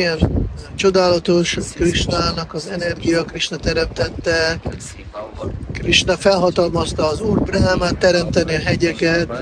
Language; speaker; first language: Hungarian; non-native, fluent; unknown